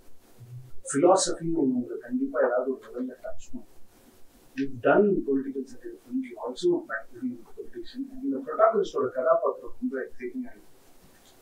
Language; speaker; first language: Tamil; native; Tamil